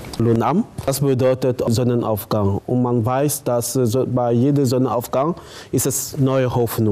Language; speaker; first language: German; non-native, fluent; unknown